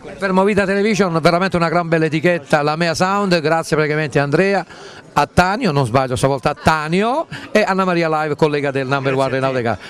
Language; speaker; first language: Italian; native; Italian